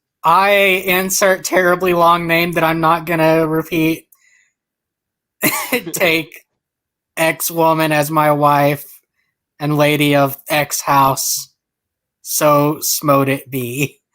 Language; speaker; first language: English; native; English